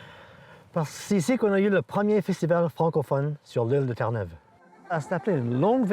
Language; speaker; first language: French; native; French